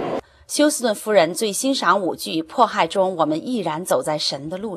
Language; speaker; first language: Chinese; native; Chinese